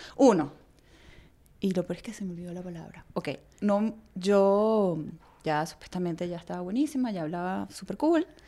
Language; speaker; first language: Spanish; native; Spanish